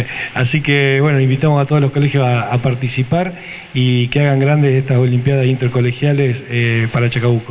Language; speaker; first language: Spanish; native; Spanish